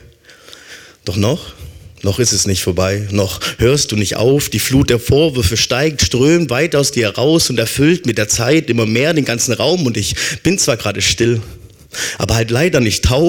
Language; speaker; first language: German; native; German